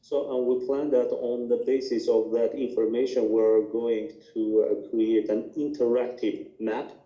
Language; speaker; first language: English; non-native, fluent; Armenian